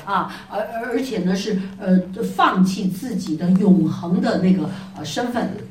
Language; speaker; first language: Chinese; native; Chinese